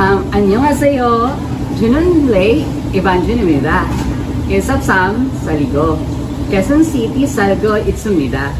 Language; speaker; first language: Korean; non-native, learner; Filipino